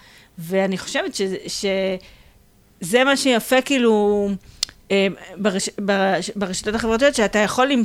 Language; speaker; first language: Hebrew; native; Hebrew